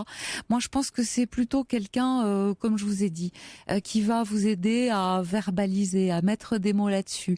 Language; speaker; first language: French; native; French